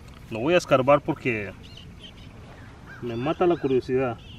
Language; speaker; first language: Spanish; native; Spanish